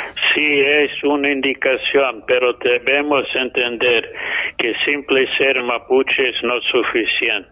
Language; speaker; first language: Spanish; non-native, fluent; English